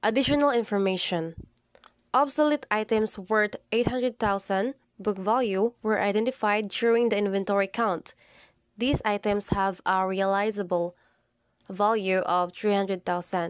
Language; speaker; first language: English; non-native, local second language; Cebuano